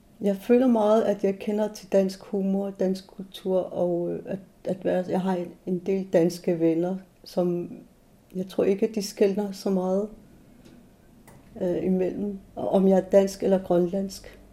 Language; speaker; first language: Danish; non-native, local second language; Kalaallisut